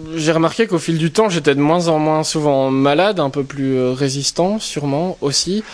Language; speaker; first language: French; native; French